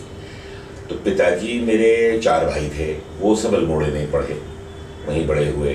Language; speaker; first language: Hindi; native; Hindi